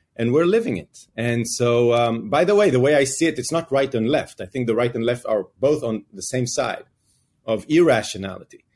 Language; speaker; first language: English; non-native, fluent; Hebrew